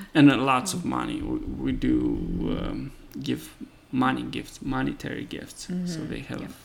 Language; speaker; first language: English; non-native, fluent; Romanian